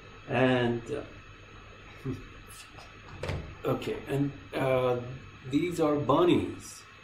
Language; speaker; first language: English; non-native, fluent; Persian